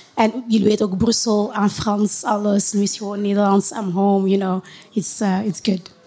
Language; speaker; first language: Dutch; early bilingual, other home language; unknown